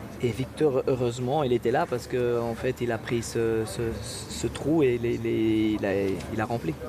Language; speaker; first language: French; non-native, local second language; Dutch